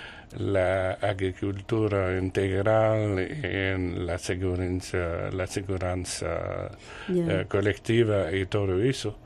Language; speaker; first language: Spanish; non-native, learner; French